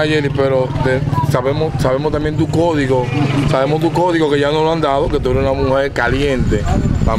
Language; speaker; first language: Spanish; native; Spanish